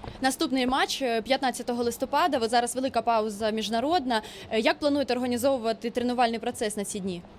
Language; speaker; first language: Ukrainian; native; Ukrainian